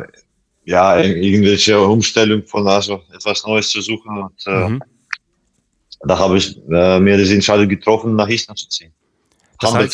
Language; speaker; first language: German; non-native, fluent; Latvian